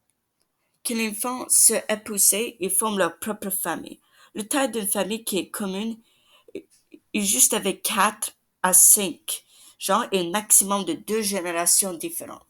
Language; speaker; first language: French; non-native, learner; English